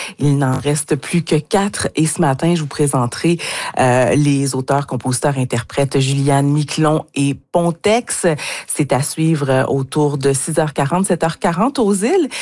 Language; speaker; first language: French; native; French